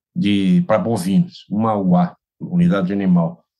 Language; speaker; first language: Portuguese; native; Portuguese